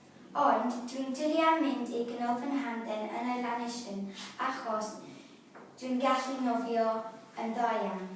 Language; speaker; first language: Welsh; non-native, learner; English